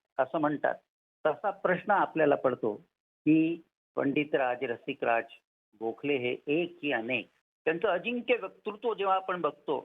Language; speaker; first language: Marathi; native; Marathi